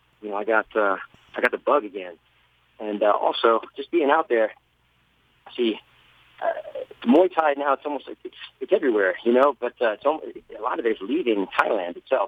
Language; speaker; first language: English; native; English